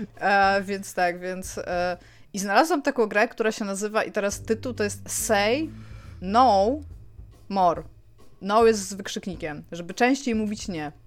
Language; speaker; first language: Polish; native; Polish